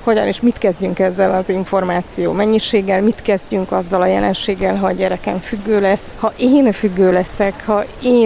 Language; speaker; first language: Hungarian; native; Hungarian